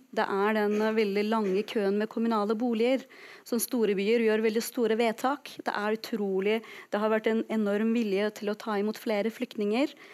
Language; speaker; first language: Norwegian; non-native, fluent; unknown